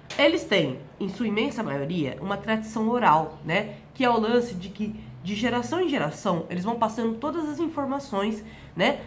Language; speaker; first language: Portuguese; native; Portuguese